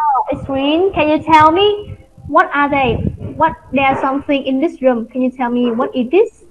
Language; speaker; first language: English; non-native, fluent; Vietnamese